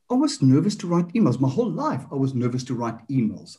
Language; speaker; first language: English; non-native, local second language; Afrikaans